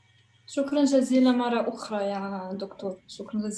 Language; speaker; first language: Arabic; non-native, learner; Russian